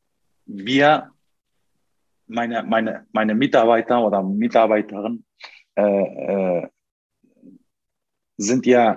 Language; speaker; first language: German; non-native, fluent; Turkish